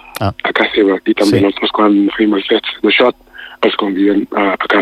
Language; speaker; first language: Catalan; non-native, fluent; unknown